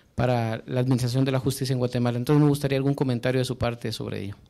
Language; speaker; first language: Spanish; native; Spanish